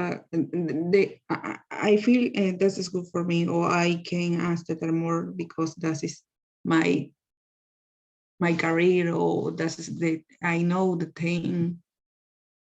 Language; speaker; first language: English; non-native, learner; Spanish